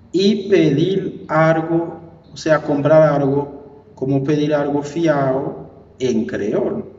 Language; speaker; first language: Spanish; non-native, fluent; Haitian Creole